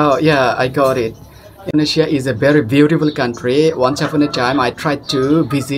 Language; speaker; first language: English; non-native, local second language; Bangla